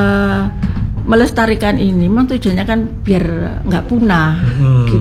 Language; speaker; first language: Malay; non-native, local second language; Javanese